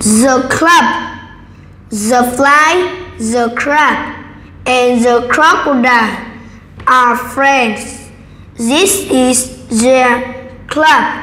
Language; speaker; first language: English; non-native, learner; Vietnamese